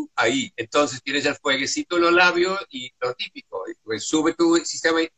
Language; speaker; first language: Spanish; non-native, fluent; Dutch